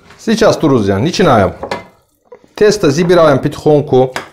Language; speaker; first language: Russian; non-native, learner; Turkish